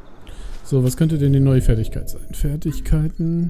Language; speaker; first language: German; native; German